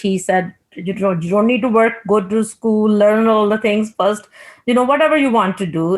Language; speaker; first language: English; non-native, local second language; Punjabi